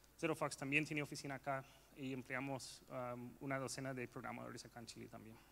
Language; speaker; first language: Spanish; non-native, fluent; English